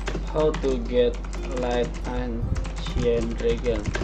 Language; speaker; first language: English; non-native, learner; Indonesian